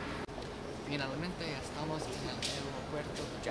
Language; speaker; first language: Spanish; non-native, learner; English